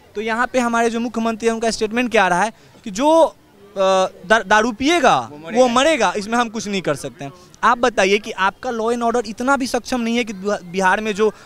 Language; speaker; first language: Hindi; native; Hindi